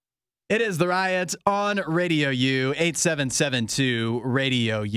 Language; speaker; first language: English; native; English